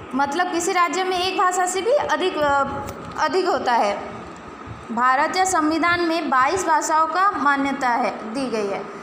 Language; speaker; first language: Hindi; non-native, local second language; Odia